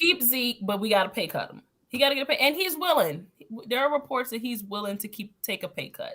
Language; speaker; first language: English; native; English